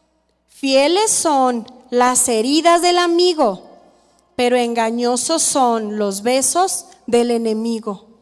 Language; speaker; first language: Spanish; native; Spanish